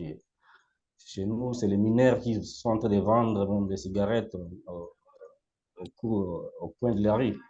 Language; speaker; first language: French; non-native, local second language; Lingala